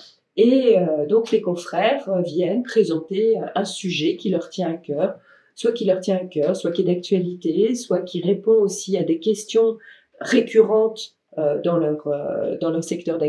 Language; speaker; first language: French; native; French